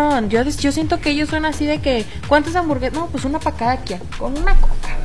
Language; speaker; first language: Spanish; native; Spanish